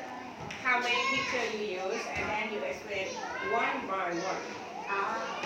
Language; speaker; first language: English; non-native, learner; Thai